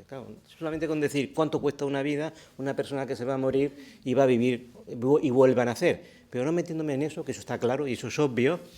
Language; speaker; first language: Spanish; native; Spanish